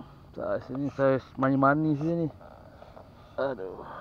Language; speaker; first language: Malay; native; Malay